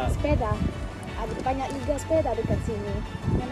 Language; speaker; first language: Indonesian; non-native, fluent; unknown